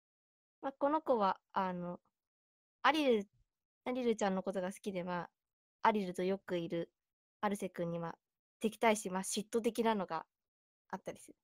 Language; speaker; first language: Japanese; native; Japanese